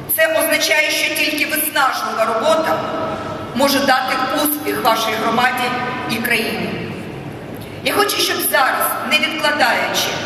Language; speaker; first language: Ukrainian; non-native, local second language; Russian